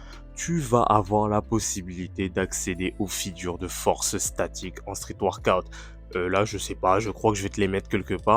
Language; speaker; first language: French; native; French